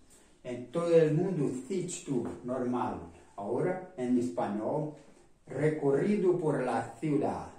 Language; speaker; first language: Spanish; non-native, fluent; Portuguese